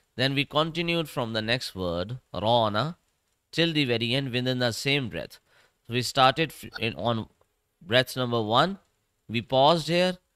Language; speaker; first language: English; non-native, local second language; Urdu